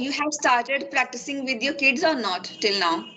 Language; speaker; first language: English; non-native, fluent; Hindi